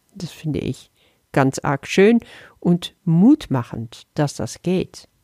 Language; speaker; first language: German; early bilingual, other home language; Dutch